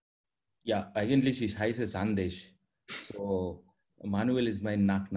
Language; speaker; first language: German; non-native, fluent; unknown